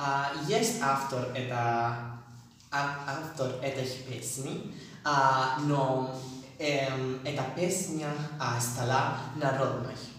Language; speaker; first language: Russian; non-native, learner; Basque